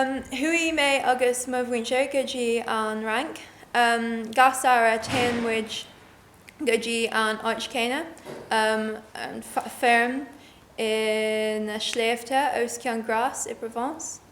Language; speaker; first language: Irish; non-native, learner; English